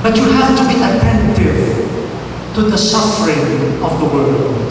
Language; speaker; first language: English; non-native, local second language; Filipino